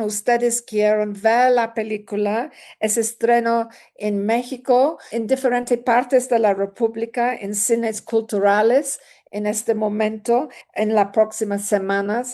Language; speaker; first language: Spanish; non-native, learner; English